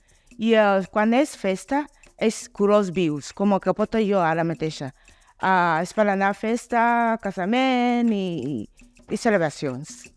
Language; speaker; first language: Catalan; non-native, learner; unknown